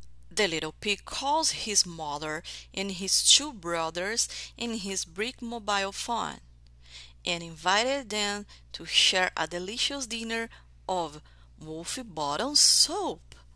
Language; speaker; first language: English; non-native, fluent; Portuguese